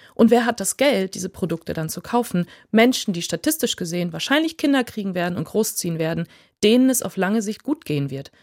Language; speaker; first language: German; early bilingual, other home language; Plautdietsch